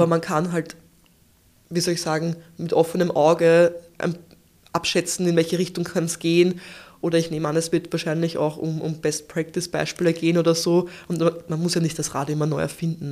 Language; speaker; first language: German; native; German